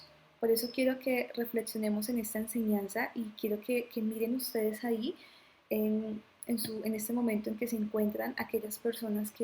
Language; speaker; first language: Spanish; native; Spanish